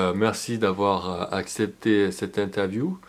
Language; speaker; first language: French; native; French